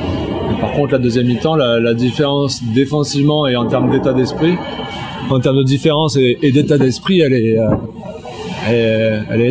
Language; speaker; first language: French; native; French